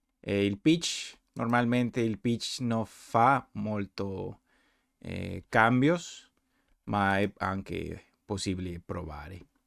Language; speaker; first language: Italian; non-native, learner; Spanish